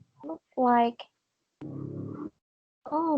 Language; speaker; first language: English; non-native, learner; Vietnamese